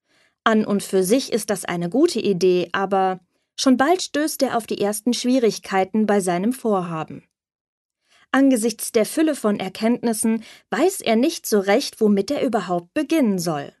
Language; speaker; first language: German; native; German